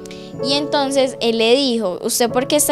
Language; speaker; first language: Spanish; native; Spanish